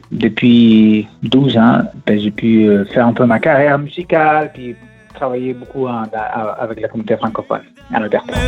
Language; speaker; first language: French; non-native, fluent; Spanish